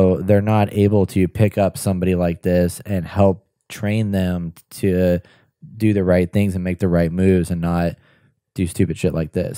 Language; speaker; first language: English; native; English